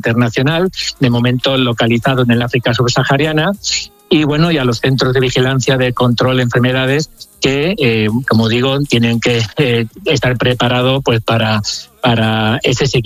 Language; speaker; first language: Spanish; native; Spanish